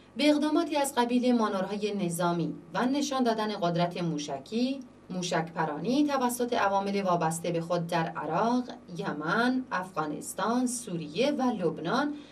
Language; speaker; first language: Persian; non-native, local second language; Central Kurdish